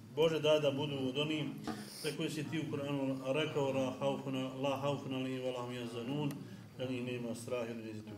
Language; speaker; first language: Bosnian; native; Bosnian